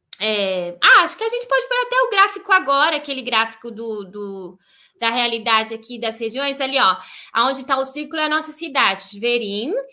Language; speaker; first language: Portuguese; native; Portuguese